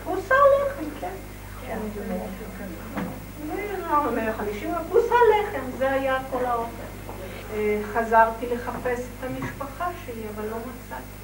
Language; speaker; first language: Hebrew; non-native, fluent; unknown